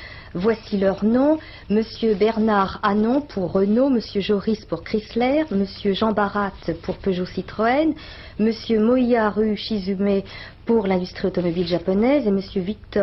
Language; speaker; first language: French; native; French